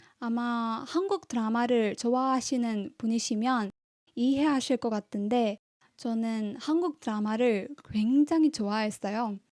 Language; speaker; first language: Korean; non-native, fluent; Tamil